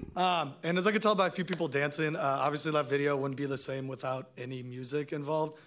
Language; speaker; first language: English; non-native, fluent; Hebrew